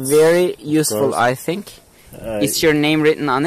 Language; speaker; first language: English; non-native, learner; Turkish